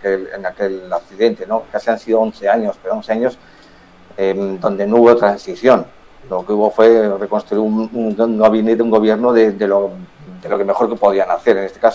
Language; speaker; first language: Spanish; native; Spanish